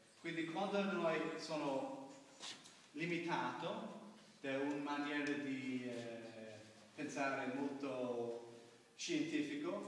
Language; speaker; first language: Italian; non-native, learner; English